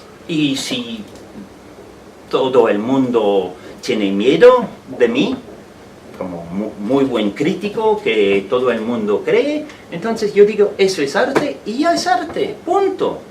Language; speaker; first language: Spanish; non-native, fluent; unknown